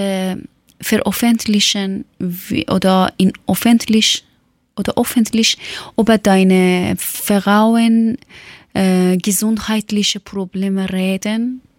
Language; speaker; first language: German; non-native, learner; Persian